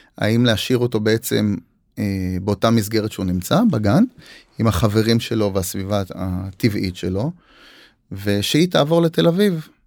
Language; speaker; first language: Hebrew; native; Hebrew